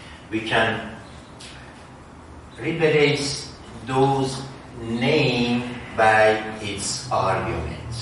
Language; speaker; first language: English; non-native, fluent; Persian